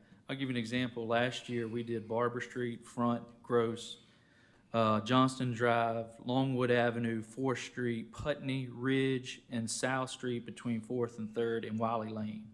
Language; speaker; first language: English; native; English